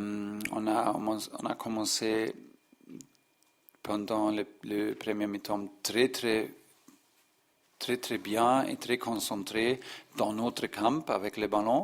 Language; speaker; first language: French; non-native, learner; German